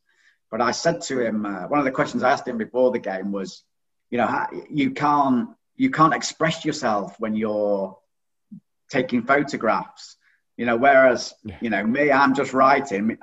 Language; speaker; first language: English; native; English